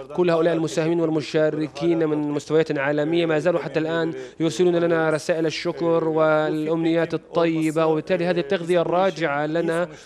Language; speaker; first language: Arabic; non-native, fluent; Turkish